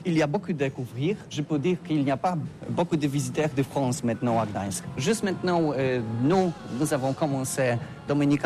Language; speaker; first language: French; non-native, learner; Polish